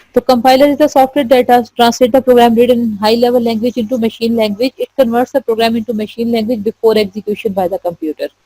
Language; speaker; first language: English; non-native, local second language; Urdu